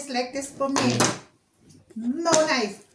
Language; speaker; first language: English; non-native, learner; Filipino